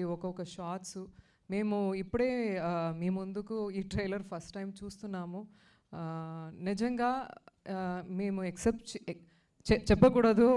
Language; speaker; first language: Telugu; non-native, fluent; Tamil